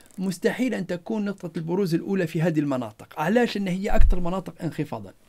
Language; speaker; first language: Arabic; non-native, local second language; Berber languages